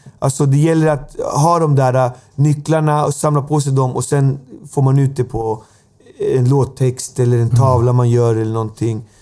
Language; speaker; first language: Swedish; native; Swedish